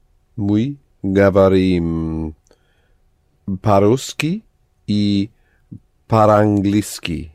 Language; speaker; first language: Russian; non-native, learner; English